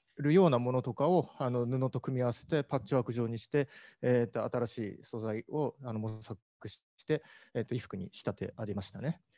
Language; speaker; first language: Japanese; native; Japanese